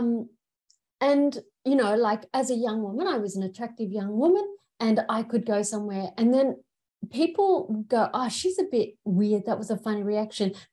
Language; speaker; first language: English; native; English